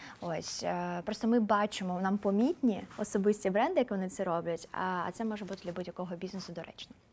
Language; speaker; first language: Ukrainian; non-native, local second language; Russian